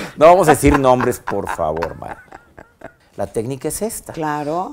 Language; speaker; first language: Spanish; native; Spanish